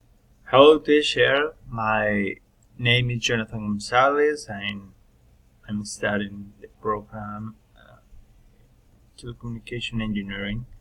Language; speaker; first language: English; non-native, learner; Spanish